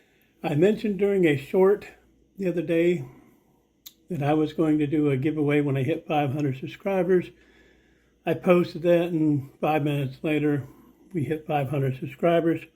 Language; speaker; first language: English; native; English